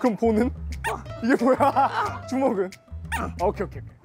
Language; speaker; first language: Korean; native; Korean